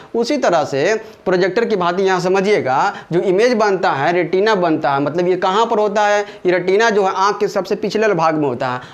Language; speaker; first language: Hindi; native; Hindi